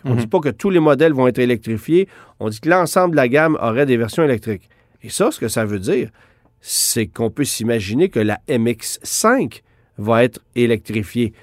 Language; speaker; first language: French; native; French